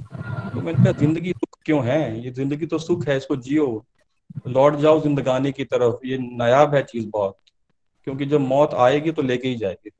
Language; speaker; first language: Hindi; native; Hindi